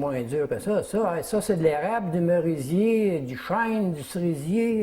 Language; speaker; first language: French; native; French